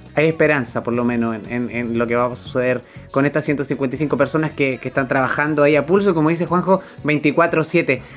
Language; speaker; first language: Spanish; native; Spanish